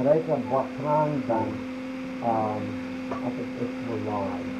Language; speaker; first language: Indonesian; non-native, learner; English